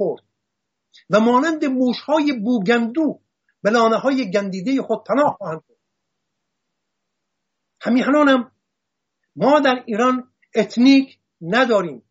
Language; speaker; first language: Persian; non-native, local second language; Assyrian Neo-Aramaic